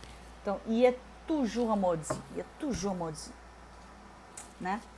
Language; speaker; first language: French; non-native, fluent; Portuguese